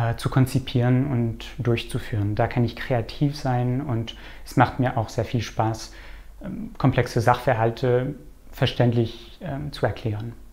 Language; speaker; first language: German; non-native, fluent; French